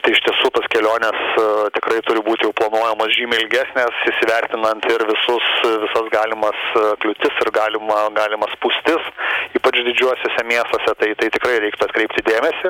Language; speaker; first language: Lithuanian; native; Lithuanian